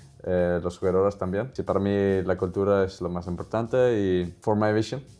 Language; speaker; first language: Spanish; non-native, learner; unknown